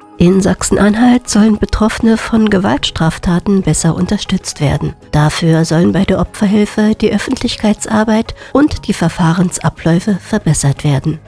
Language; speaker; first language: German; native; German